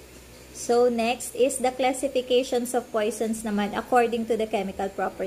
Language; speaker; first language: English; non-native, local second language; Filipino